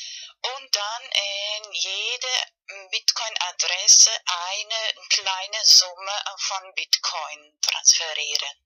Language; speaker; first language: German; non-native, learner; Spanish